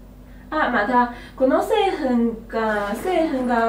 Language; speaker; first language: Japanese; non-native, learner; Chinese